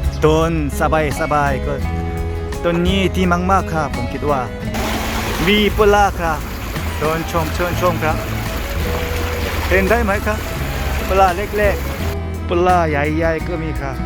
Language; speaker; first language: Thai; non-native, learner; Korean